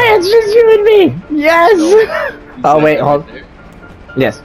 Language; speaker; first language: English; native; English